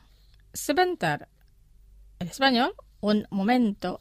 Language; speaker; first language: Spanish; non-native, fluent; Indonesian